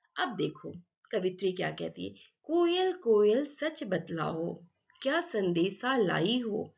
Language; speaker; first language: Hindi; non-native, local second language; Assamese